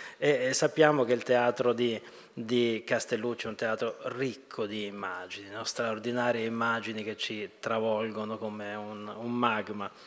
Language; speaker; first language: Italian; native; Italian